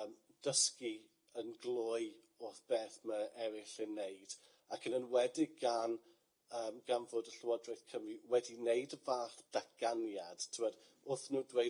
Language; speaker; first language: Welsh; non-native, fluent; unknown